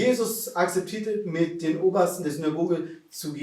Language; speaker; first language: German; non-native, fluent; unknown